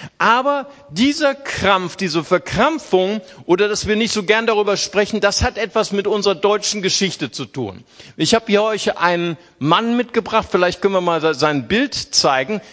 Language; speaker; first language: German; early bilingual, other home language; Portuguese